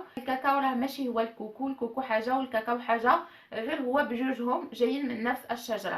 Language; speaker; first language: Arabic; native; Arabic